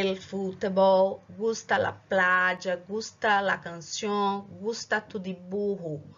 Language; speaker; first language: Spanish; non-native, fluent; Portuguese